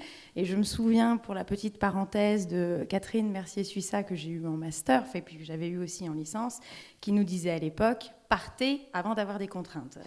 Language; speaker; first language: French; native; French